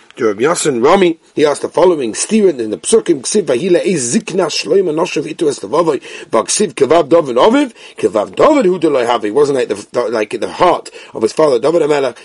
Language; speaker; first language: English; native; English